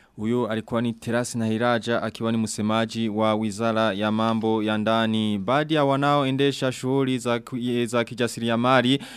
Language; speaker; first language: Swahili; non-native, local second language; Rundi